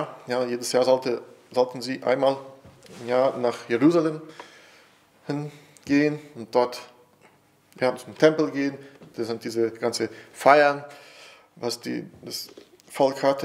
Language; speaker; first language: German; non-native, fluent; Portuguese